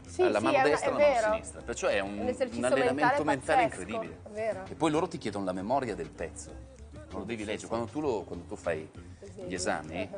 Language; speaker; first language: Italian; native; Italian